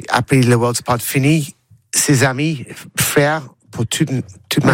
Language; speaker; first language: French; non-native, learner; English